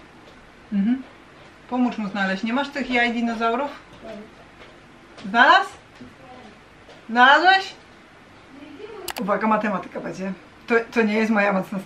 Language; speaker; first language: Polish; native; Polish